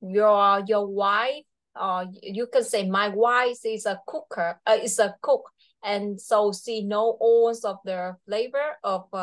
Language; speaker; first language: English; non-native, fluent; Vietnamese